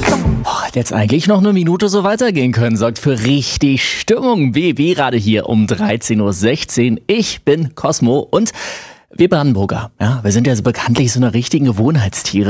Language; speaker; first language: German; native; German